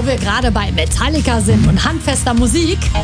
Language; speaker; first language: German; native; German